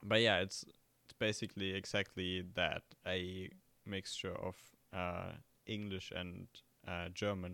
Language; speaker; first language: English; non-native, fluent; German